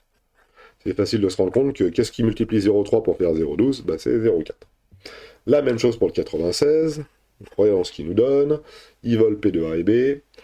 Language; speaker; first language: French; native; French